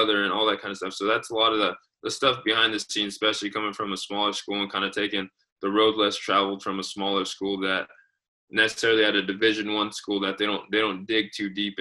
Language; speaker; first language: English; native; English